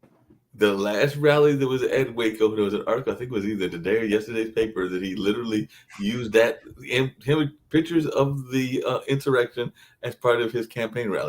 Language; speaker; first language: English; native; English